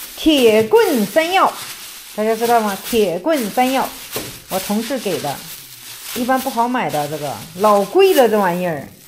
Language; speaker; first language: Chinese; native; Chinese